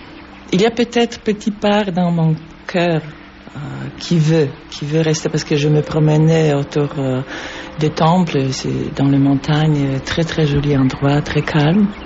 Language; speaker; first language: French; non-native, learner; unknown